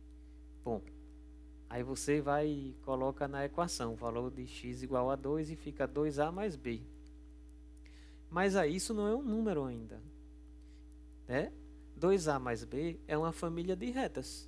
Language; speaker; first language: Portuguese; native; Portuguese